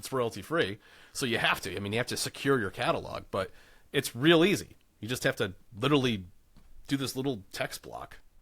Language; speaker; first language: English; native; English